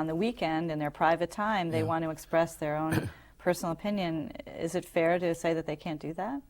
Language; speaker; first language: English; native; English